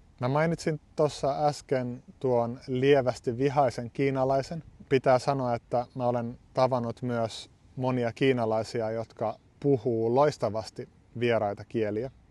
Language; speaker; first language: Finnish; native; Finnish